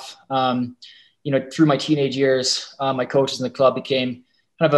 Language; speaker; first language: English; native; English